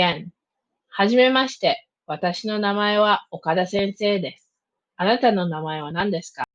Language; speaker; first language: Japanese; non-native, fluent; English